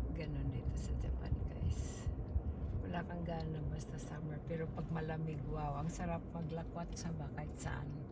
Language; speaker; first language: Filipino; native; Filipino